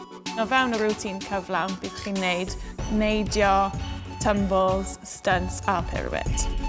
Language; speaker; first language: Welsh; native; Welsh